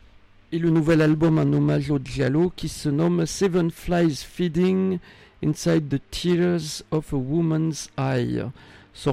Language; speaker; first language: French; native; French